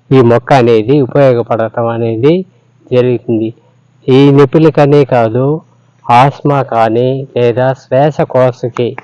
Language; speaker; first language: Telugu; non-native, local second language; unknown